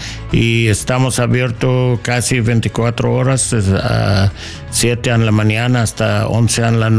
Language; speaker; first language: Spanish; non-native, learner; English